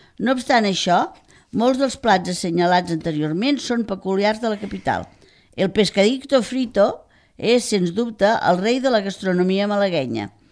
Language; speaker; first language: Catalan; native; Catalan